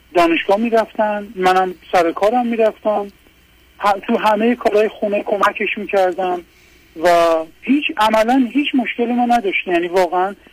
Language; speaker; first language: Persian; non-native, local second language; Azerbaijani